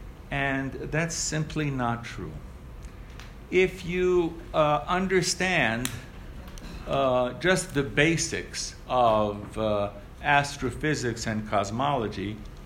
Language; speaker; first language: English; early bilingual, other home language; Ukrainian